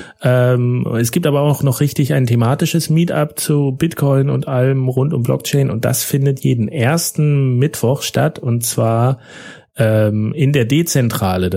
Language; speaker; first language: German; native; German